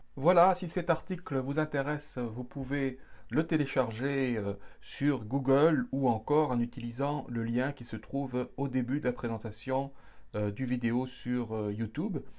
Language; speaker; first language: French; native; French